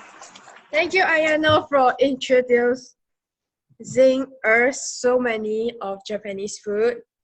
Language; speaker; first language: English; non-native, fluent; Chinese